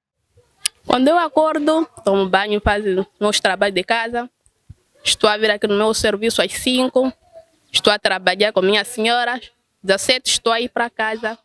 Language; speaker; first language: Portuguese; non-native, local second language; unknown